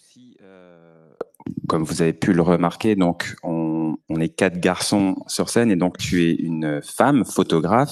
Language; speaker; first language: French; native; French